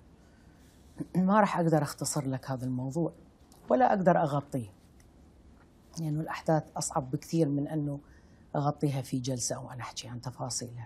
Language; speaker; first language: Arabic; native; Arabic